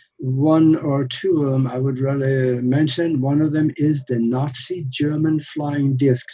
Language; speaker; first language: English; non-native, fluent; Norwegian